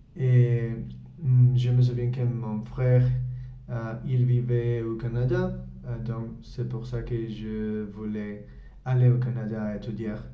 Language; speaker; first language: French; non-native, learner; Spanish